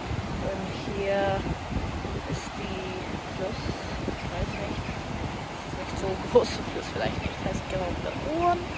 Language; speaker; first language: German; non-native, learner; Swedish